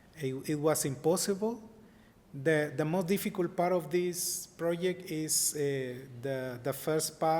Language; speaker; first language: English; non-native, learner; Spanish